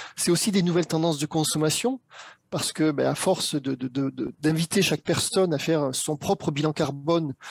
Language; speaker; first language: French; native; French